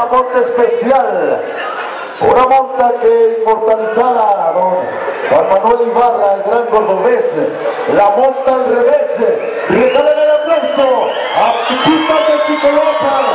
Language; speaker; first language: Spanish; native; Spanish